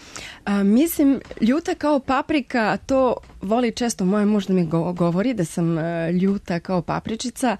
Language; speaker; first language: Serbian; non-native, fluent; Spanish